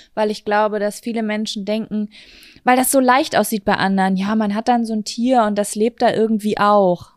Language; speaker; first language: German; native; German